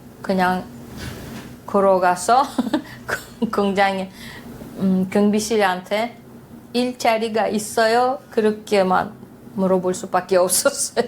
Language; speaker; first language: Korean; non-native, fluent; Russian